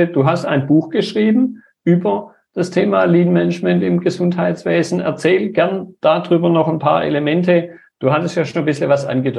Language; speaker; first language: German; native; German